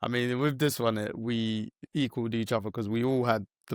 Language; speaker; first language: English; native; English